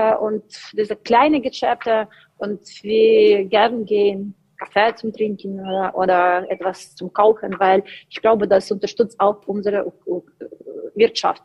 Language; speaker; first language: German; non-native, learner; Ukrainian